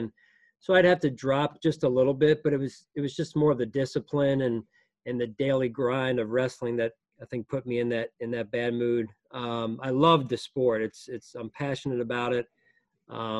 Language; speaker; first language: English; native; English